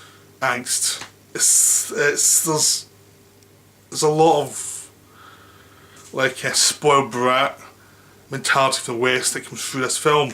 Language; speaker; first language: English; native; English